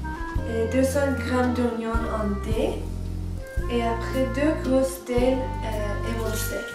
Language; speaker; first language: French; non-native, learner; English